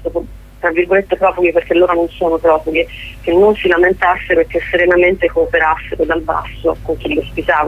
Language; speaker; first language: Italian; native; Italian